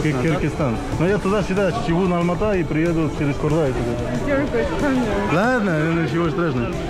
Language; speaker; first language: Russian; non-native, learner; Spanish